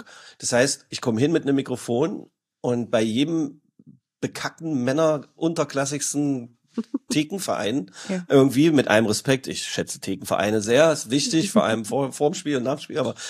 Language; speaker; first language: German; native; German